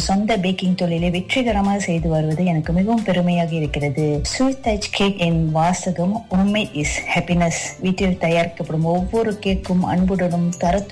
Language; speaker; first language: Tamil; early bilingual, heritage; Tamil